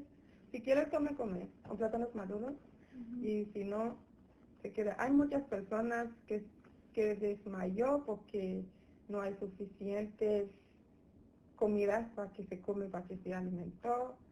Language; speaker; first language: Spanish; non-native, learner; Haitian Creole